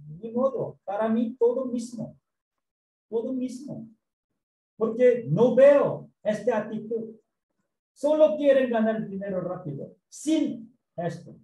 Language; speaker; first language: Spanish; non-native, learner; Korean